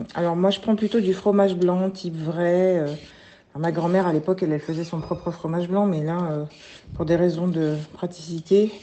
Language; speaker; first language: French; native; French